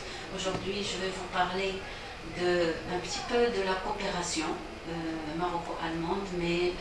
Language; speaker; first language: French; non-native, local second language; Arabic